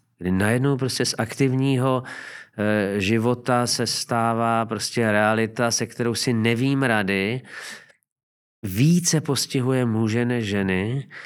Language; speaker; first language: Czech; native; Czech